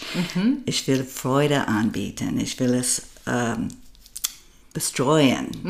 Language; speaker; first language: German; non-native, fluent; English